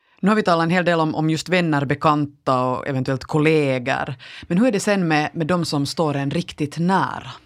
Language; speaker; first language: Swedish; native; Swedish